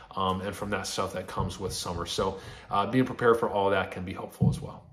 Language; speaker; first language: English; native; English